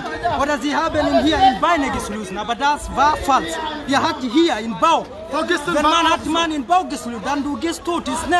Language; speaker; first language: German; non-native, learner; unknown